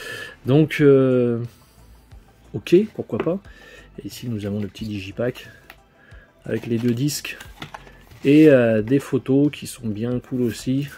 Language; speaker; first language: French; native; French